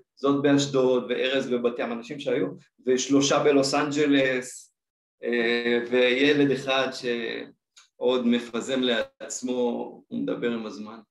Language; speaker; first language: Hebrew; native; Hebrew